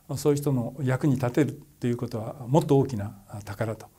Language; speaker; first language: Japanese; native; Japanese